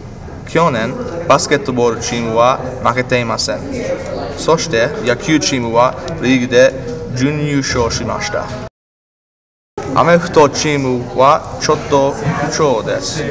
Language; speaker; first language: Japanese; non-native, learner; English